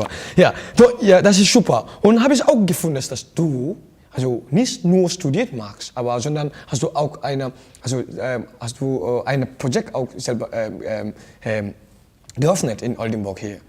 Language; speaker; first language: German; non-native, learner; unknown